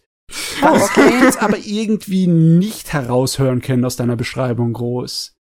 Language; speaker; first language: German; native; German